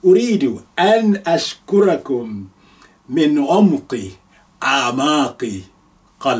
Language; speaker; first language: Arabic; non-native, fluent; Yoruba